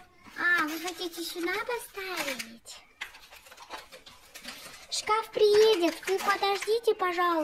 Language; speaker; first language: Russian; non-native, local second language; Kazakh